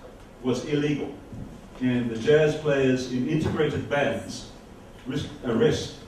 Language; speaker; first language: English; non-native, fluent; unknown